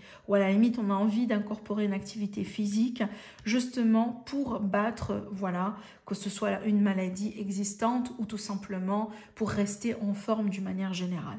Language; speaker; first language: French; native; French